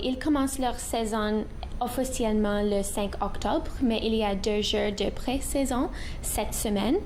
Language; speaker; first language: French; non-native, local second language; English